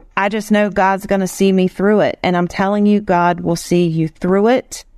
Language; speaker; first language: English; native; English